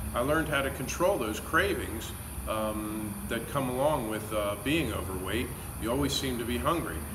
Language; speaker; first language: English; native; English